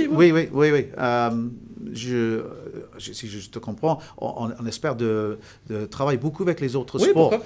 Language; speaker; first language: French; non-native, fluent; English